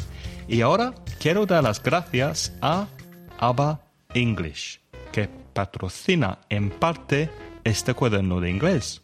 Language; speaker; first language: Spanish; non-native, fluent; English